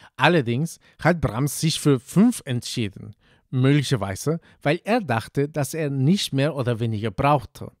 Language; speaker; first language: German; non-native, fluent; Spanish